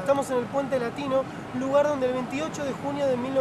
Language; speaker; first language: Spanish; native; Spanish